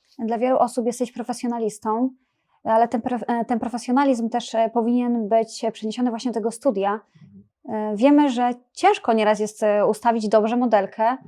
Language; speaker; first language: Polish; native; Polish